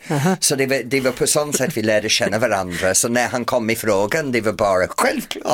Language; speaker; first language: Swedish; non-native, fluent; English